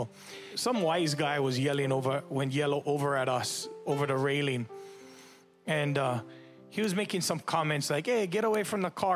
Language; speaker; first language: English; native; English